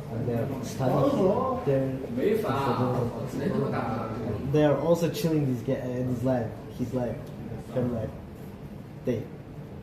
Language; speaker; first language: English; non-native, learner; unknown